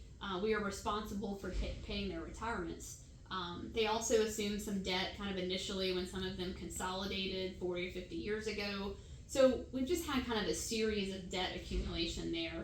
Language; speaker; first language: English; native; English